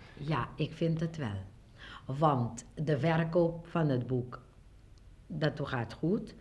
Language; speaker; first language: Dutch; non-native, local second language; Papiamento